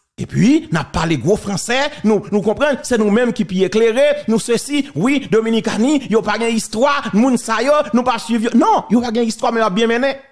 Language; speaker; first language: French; non-native, local second language; Haitian Creole